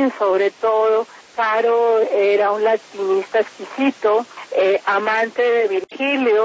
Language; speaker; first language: Spanish; native; Spanish